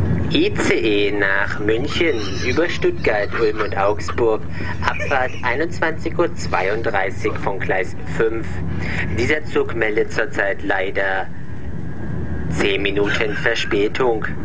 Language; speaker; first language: German; native; German